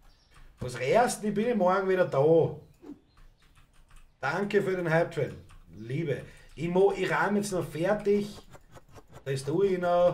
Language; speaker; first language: German; native; German